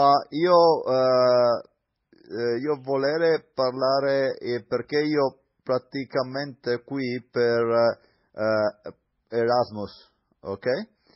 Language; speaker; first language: Italian; non-native, learner; English